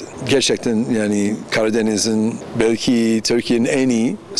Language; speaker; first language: Turkish; non-native, learner; English